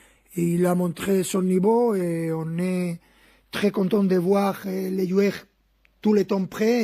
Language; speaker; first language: French; non-native, fluent; Spanish